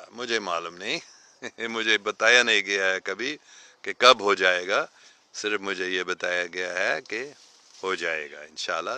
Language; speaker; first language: Hindi; non-native, local second language; English